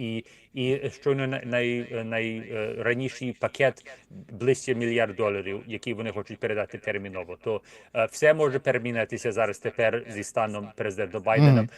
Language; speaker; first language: Ukrainian; early bilingual, heritage; Ukrainian